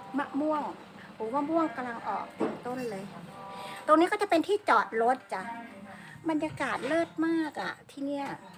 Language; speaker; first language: Thai; native; Thai